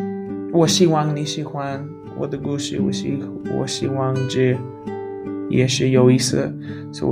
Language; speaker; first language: Chinese; non-native, learner; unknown